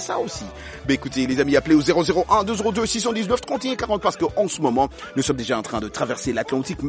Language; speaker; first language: French; non-native, local second language; Lingala